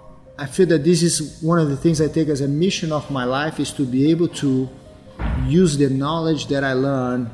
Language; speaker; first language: English; non-native, fluent; Portuguese